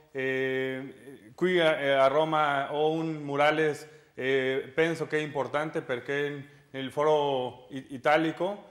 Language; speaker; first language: Italian; non-native, learner; Spanish